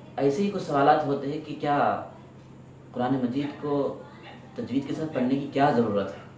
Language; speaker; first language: Urdu; native; Urdu